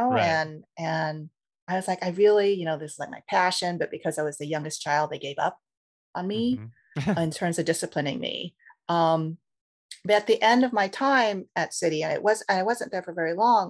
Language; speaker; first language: English; native; English